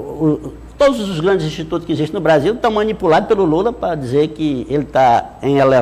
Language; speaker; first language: Portuguese; native; Portuguese